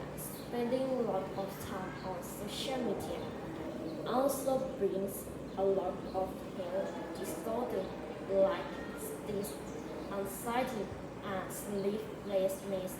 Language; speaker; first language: English; non-native, learner; Thai